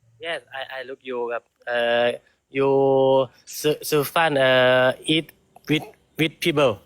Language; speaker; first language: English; non-native, learner; Thai